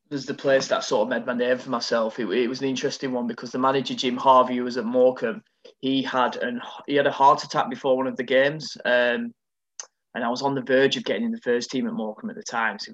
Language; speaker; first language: English; native; English